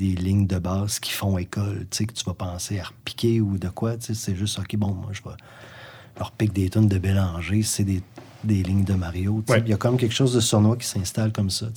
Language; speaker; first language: French; native; French